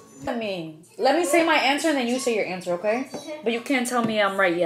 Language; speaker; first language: English; early bilingual, other home language; Spanish